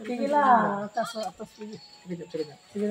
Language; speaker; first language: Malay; non-native, learner; Bangla